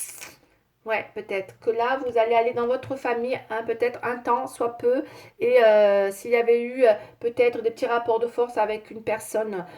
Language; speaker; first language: French; native; French